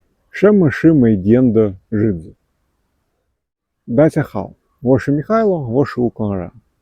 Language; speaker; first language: Chinese; non-native, fluent; Ukrainian